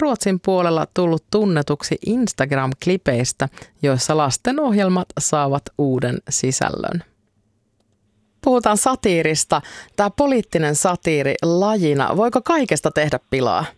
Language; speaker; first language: Finnish; native; Finnish